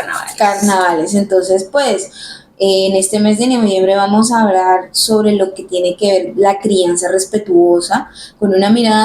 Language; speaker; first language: Spanish; native; Spanish